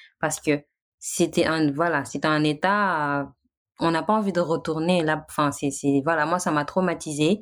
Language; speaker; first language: French; non-native, local second language; Wolof